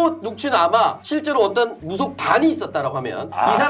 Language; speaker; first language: Korean; native; Korean